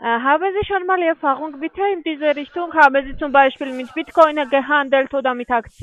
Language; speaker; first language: German; non-native, learner; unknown